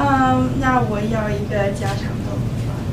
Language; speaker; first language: Chinese; non-native, learner; English